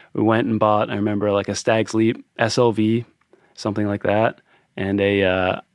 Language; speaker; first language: English; native; English